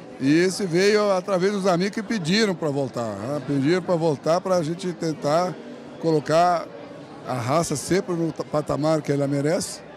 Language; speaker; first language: Portuguese; non-native, fluent; Arabic